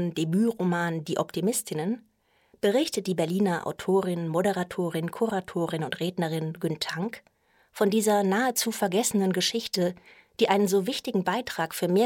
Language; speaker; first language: German; native; German